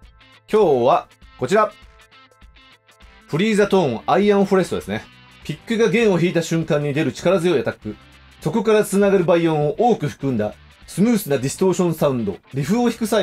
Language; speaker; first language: Japanese; native; Japanese